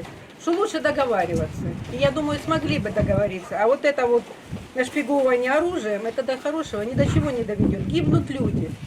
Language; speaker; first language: Russian; native; Russian